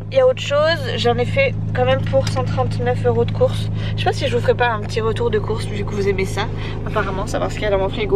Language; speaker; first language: French; native; French